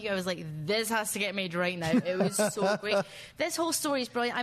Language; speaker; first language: English; native; English